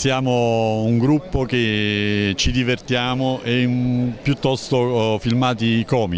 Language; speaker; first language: Italian; native; Italian